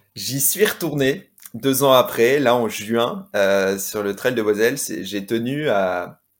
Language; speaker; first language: French; native; French